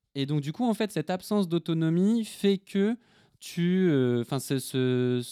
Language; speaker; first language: French; native; French